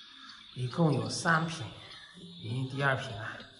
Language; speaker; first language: Chinese; native; Chinese